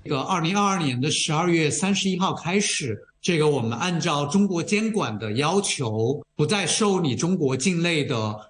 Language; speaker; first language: Chinese; native; Chinese